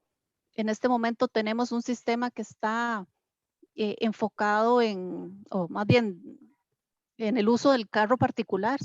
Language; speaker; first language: Spanish; native; Spanish